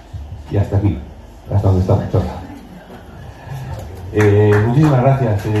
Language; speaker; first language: Spanish; native; Spanish